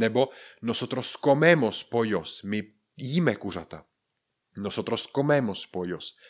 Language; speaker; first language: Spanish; non-native, fluent; Czech